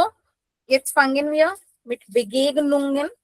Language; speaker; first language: German; non-native, fluent; Hindi